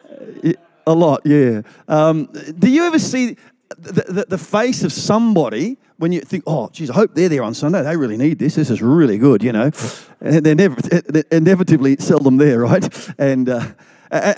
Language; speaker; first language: English; native; English